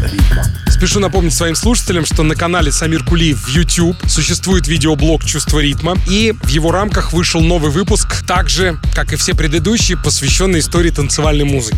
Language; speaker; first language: Russian; native; Russian